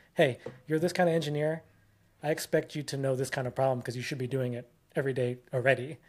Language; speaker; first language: English; early bilingual, other home language; Filipino